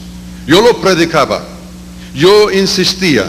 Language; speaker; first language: Spanish; non-native, fluent; English